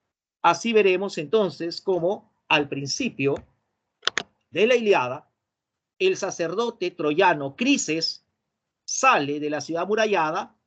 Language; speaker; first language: Spanish; native; Spanish